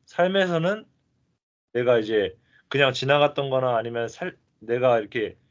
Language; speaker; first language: Korean; native; Korean